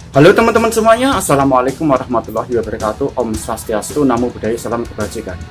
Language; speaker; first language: Indonesian; native; Indonesian